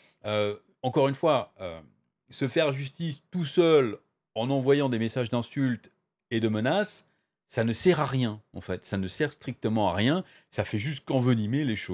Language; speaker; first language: French; native; French